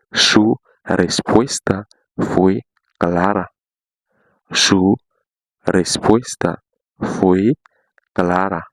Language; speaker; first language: Spanish; non-native, fluent; Haitian Creole